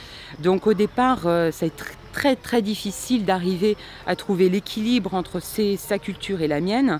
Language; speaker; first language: French; native; French